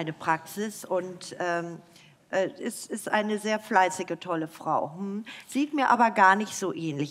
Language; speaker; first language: German; native; German